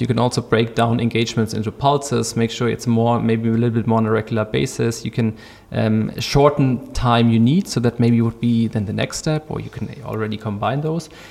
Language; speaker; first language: English; non-native, fluent; German